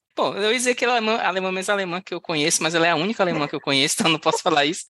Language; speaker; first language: Portuguese; native; Portuguese